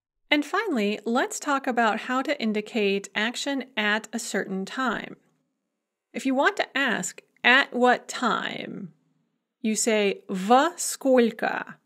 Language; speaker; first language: English; native; English